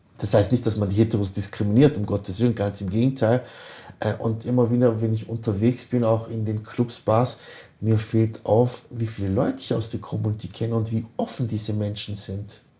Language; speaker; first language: German; early bilingual, other home language; Kurdish